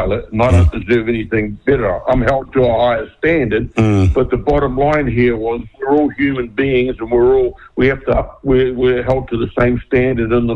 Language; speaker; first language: English; native; English